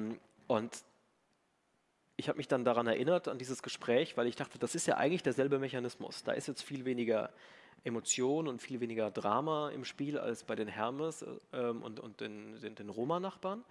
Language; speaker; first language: German; native; German